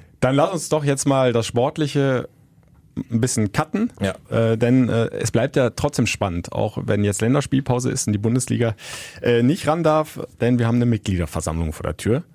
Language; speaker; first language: German; native; German